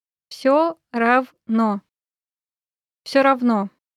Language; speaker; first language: Russian; native; Russian